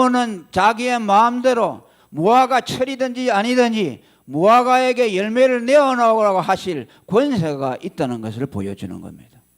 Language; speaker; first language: Korean; native; Korean